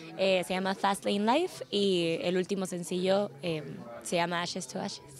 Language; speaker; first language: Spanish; early bilingual, heritage; Spanish